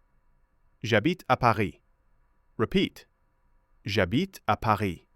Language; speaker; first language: French; non-native, fluent; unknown